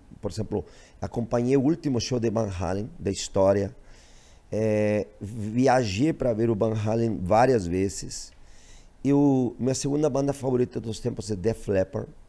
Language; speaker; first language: Portuguese; non-native, fluent; Spanish